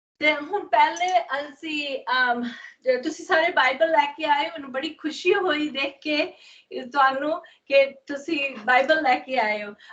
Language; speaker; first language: Punjabi; non-native, learner; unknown